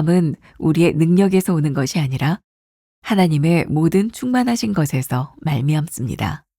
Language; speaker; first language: Korean; native; Korean